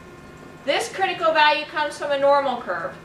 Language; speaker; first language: English; native; English